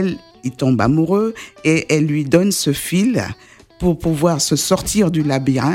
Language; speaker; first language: French; native; French